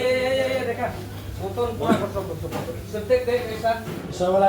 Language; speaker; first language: Hindi; non-native, local second language; Khasi